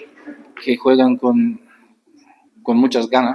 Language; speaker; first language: Spanish; non-native, fluent; Bulgarian